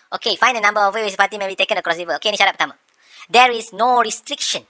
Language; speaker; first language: English; non-native, local second language; Malay